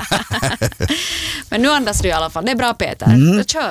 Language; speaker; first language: Swedish; native; Swedish